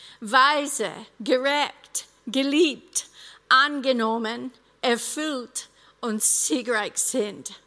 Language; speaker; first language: German; non-native, fluent; English